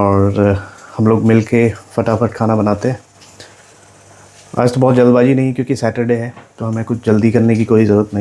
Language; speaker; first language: Hindi; native; Hindi